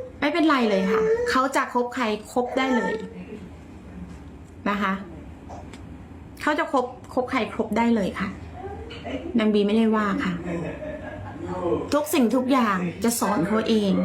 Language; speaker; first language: Thai; native; Thai